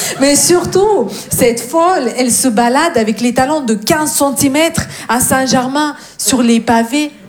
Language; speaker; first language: French; non-native, fluent; Russian